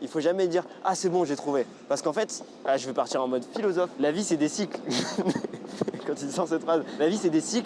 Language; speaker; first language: French; native; French